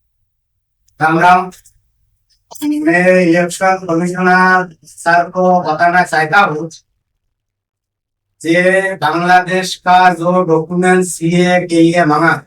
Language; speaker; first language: Hindi; non-native, local second language; Bangla